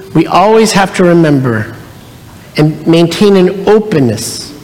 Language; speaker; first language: English; native; English